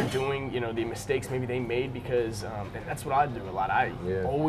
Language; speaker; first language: English; native; English